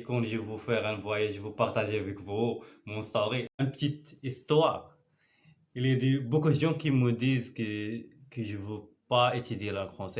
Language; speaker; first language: French; non-native, learner; Arabic